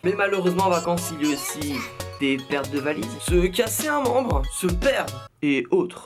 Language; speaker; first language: French; native; French